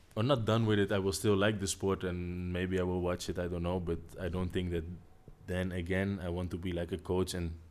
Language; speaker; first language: English; non-native, fluent; Dutch